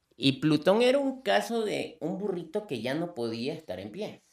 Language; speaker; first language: Spanish; native; Spanish